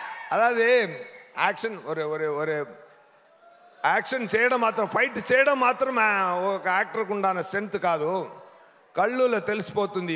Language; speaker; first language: Telugu; non-native, local second language; Tamil